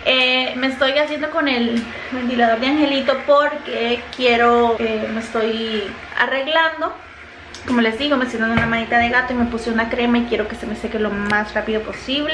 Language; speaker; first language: Spanish; native; Spanish